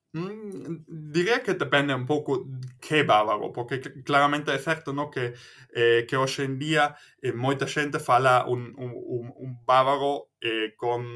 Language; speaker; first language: Galician; non-native, fluent; German